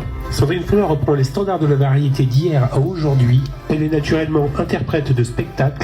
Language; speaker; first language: French; native; French